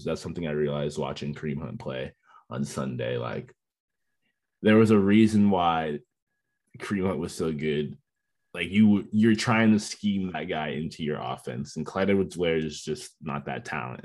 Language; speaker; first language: English; native; English